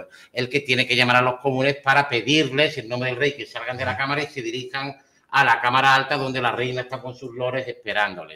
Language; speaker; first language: Spanish; native; Spanish